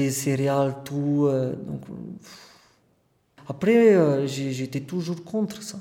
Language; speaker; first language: French; non-native, fluent; Romanian